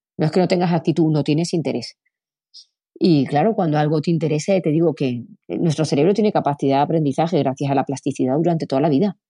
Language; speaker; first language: Spanish; native; Spanish